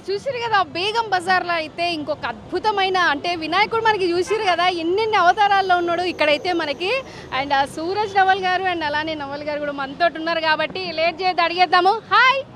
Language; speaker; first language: Telugu; native; Telugu